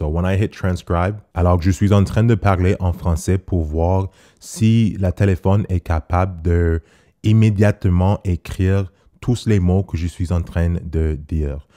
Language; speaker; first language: French; non-native, fluent; English